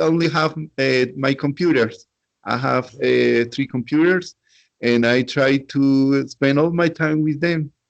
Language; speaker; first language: English; non-native, learner; Spanish